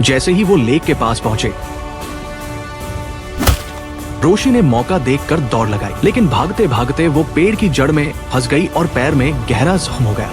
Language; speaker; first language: Hindi; native; Hindi